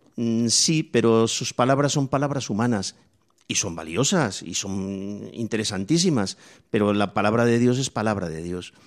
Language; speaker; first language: Spanish; native; Spanish